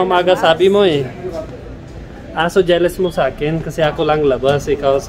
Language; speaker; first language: Filipino; non-native, learner; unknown